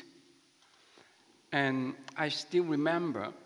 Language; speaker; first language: English; non-native, learner; Chinese